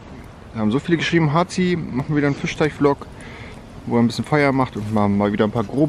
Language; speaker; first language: German; native; German